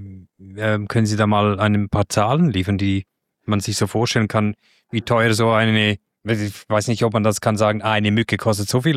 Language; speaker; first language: German; native; German